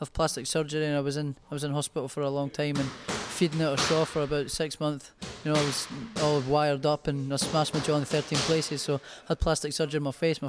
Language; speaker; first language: English; native; English